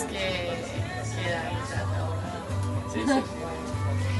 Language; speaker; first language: Spanish; non-native, learner; French